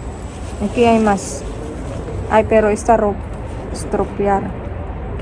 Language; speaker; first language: Spanish; non-native, learner; Filipino